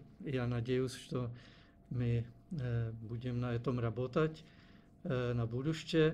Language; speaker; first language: Russian; non-native, learner; Czech